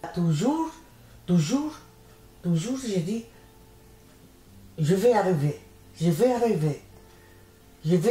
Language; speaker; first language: French; non-native, learner; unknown